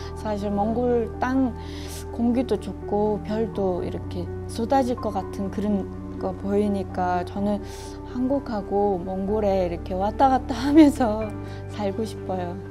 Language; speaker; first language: Korean; non-native, fluent; Mongolian